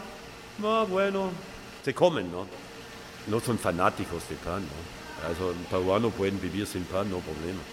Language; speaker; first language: Spanish; non-native, fluent; German